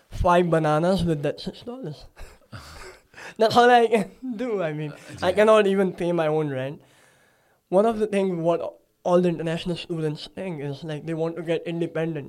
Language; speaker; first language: English; non-native, local second language; Gujarati